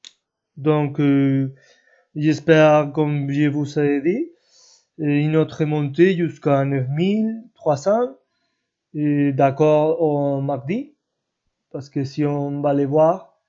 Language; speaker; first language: French; non-native, learner; Spanish